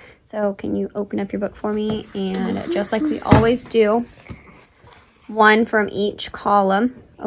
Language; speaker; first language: English; native; English